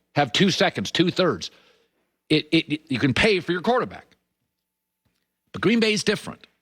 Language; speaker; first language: English; native; English